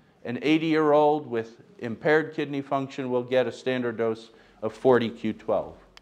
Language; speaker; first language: English; early bilingual, other home language; Ukrainian